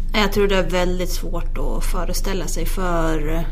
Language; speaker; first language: Swedish; native; Swedish